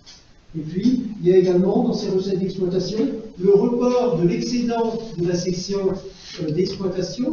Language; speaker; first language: French; native; French